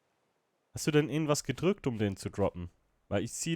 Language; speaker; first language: German; native; German